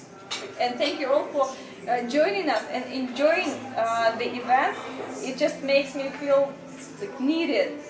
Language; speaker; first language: English; non-native, fluent; Russian